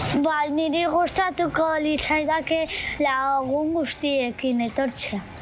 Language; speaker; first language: Basque; non-native, local second language; Spanish